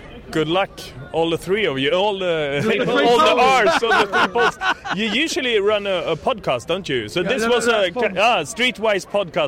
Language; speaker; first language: English; non-native, fluent; Swedish